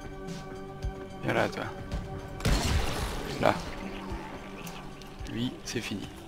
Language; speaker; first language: French; native; French